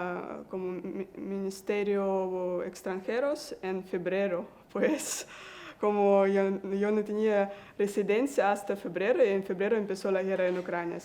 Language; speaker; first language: Spanish; non-native, learner; Russian